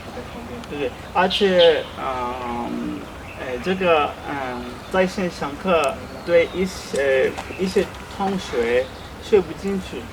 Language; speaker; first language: Chinese; non-native, learner; Swahili